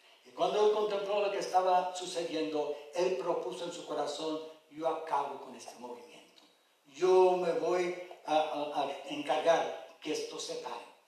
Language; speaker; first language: Spanish; early bilingual, heritage; Spanish